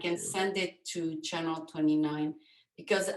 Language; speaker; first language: English; non-native, fluent; French